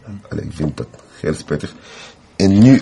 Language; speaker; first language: Dutch; non-native, learner; French